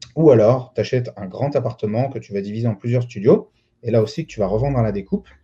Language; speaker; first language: French; native; French